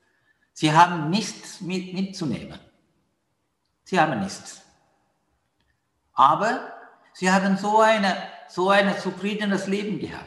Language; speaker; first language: German; non-native, fluent; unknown